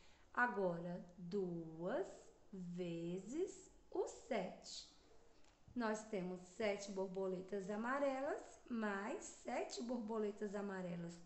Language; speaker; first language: Portuguese; native; Portuguese